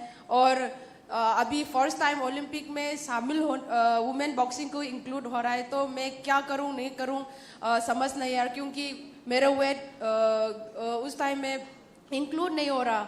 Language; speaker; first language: Hindi; non-native, local second language; Manipuri